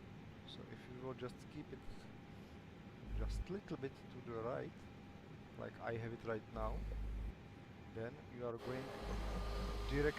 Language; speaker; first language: English; non-native, fluent; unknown